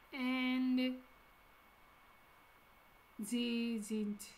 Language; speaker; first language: German; non-native, learner; Japanese